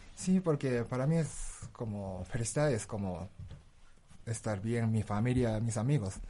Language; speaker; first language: Spanish; non-native, fluent; Japanese